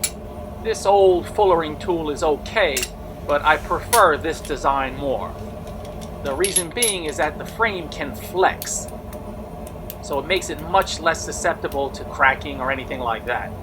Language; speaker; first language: English; native; English